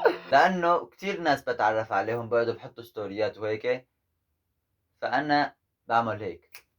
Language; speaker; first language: Arabic; native; Arabic